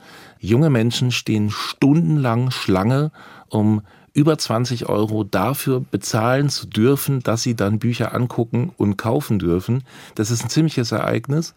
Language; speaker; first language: German; native; German